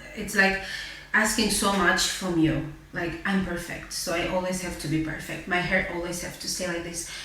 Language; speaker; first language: English; non-native, fluent; Romanian